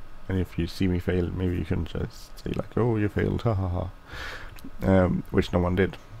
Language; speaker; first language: English; non-native, fluent; Swedish